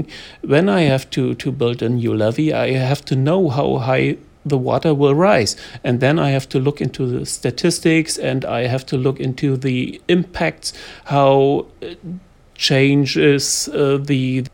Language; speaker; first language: English; non-native, fluent; German